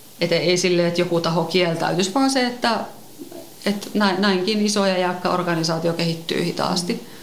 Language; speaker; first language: Finnish; native; Finnish